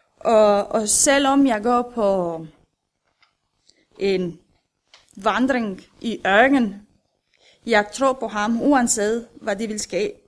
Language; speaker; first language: Danish; non-native, fluent; Romanian